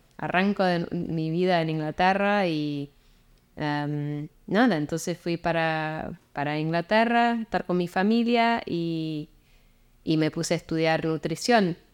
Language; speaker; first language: Spanish; non-native, fluent; English